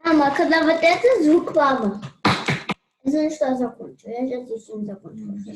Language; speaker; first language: Russian; early bilingual, heritage; Russian